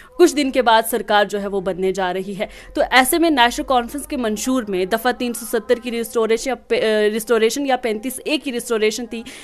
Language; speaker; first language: Hindi; non-native, local second language; Kashmiri